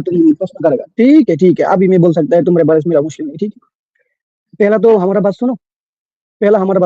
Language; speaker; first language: Hindi; non-native, local second language; Bangla